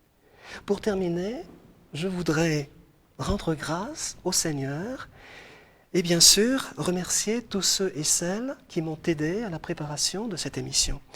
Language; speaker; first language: French; non-native, local second language; Arabic